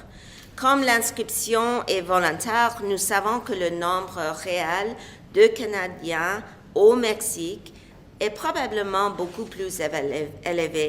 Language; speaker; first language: French; non-native, local second language; English